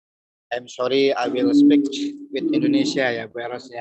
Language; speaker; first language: English; non-native, learner; Indonesian